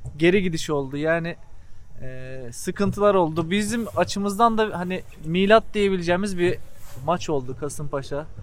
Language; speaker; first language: Turkish; native; Turkish